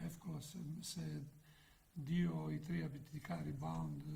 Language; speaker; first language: Greek; non-native, fluent; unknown